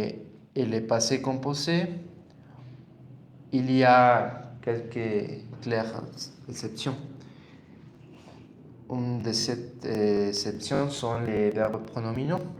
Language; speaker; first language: French; non-native, learner; Spanish